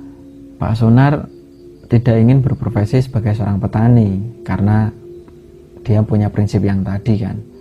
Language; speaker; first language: Indonesian; native; Indonesian